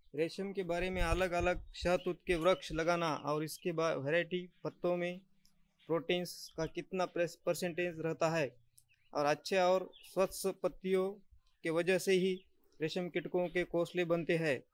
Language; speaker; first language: Hindi; non-native, local second language; Marathi